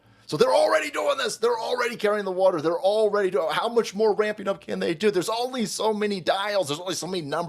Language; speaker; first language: English; native; English